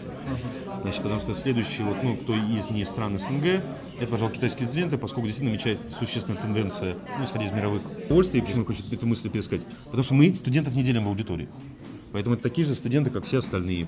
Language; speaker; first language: Russian; native; Russian